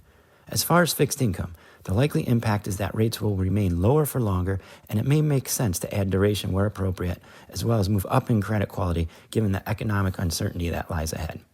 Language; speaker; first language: English; native; English